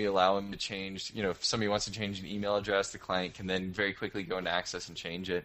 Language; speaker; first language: English; native; English